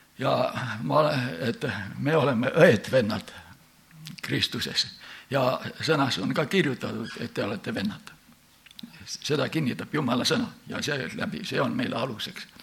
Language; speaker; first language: Estonian; native; Estonian